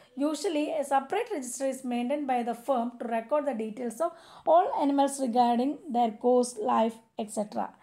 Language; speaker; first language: English; non-native, local second language; Malayalam